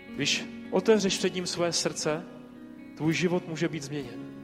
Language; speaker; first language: Czech; native; Czech